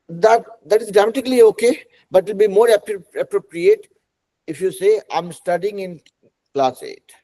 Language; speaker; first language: English; non-native, local second language; Hindi